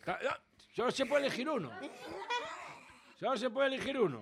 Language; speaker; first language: Spanish; native; Spanish